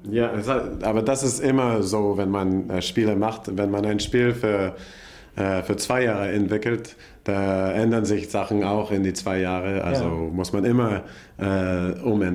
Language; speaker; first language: German; non-native, learner; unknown